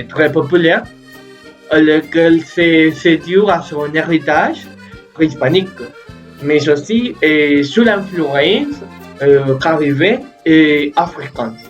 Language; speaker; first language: French; non-native, learner; Spanish